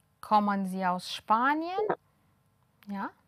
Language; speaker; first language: German; non-native, learner; Romanian